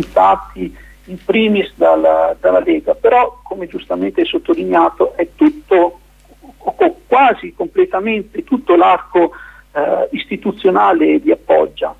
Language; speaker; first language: Italian; native; Italian